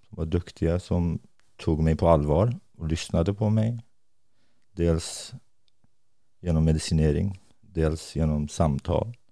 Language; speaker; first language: Swedish; non-native, fluent; Kurdish